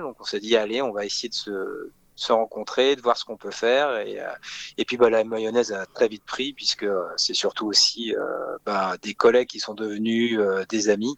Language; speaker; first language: French; native; French